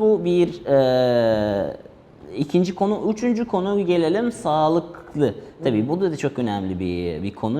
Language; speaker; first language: Turkish; non-native, fluent; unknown